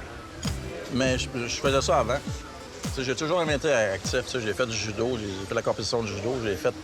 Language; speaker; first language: French; native; French